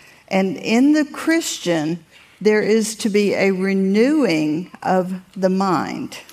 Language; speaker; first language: English; native; English